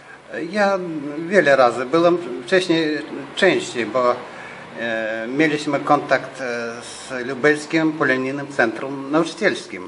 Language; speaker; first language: Polish; non-native, fluent; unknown